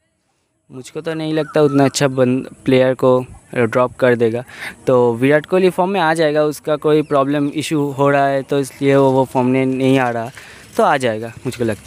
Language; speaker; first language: Hindi; non-native, local second language; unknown